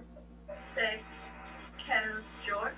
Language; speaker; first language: French; non-native, learner; English